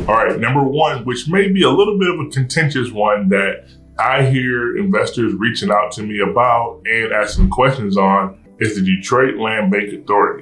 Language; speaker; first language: English; native; English